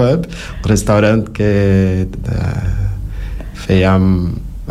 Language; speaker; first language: Catalan; non-native, learner; Portuguese